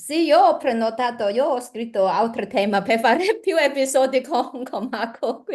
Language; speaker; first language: Italian; non-native, learner; Chinese